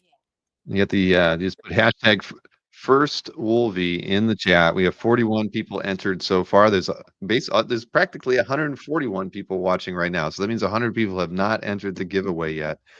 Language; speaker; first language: English; native; English